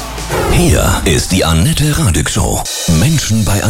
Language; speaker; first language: German; native; German